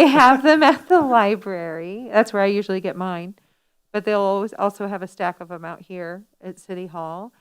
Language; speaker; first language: English; native; English